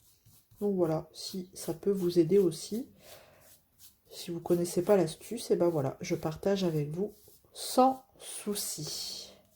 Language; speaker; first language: French; native; French